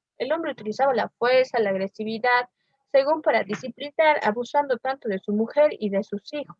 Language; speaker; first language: Spanish; native; Spanish